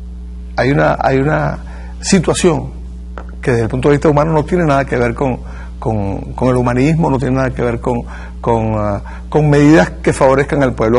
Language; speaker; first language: Spanish; native; Spanish